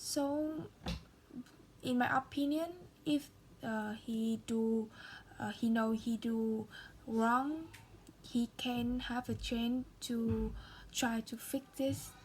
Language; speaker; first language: English; non-native, learner; Vietnamese